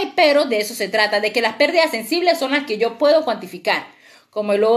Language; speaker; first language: Spanish; native; Spanish